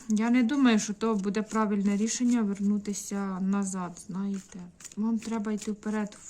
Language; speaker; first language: Ukrainian; non-native, local second language; Russian